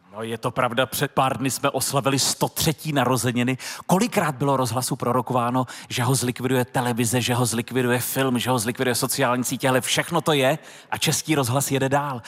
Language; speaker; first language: Czech; native; Czech